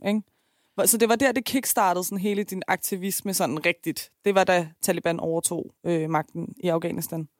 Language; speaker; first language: Danish; early bilingual, other home language; Persian